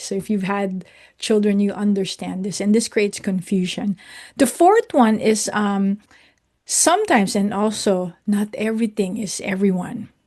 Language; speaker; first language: English; non-native, local second language; Filipino